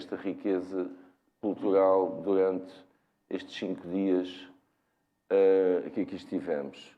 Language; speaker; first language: Portuguese; native; Portuguese